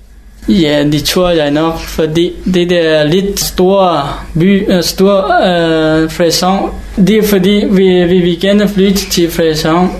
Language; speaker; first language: Danish; non-native, learner; Hakha Chin